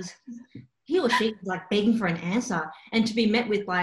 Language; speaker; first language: English; non-native, local second language; Cantonese